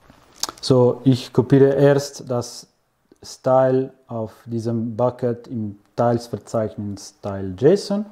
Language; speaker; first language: German; non-native, fluent; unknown